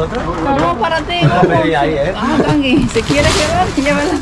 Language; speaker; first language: Spanish; non-native, fluent; Filipino